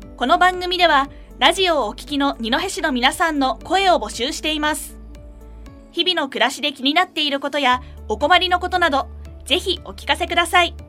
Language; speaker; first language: Japanese; native; Japanese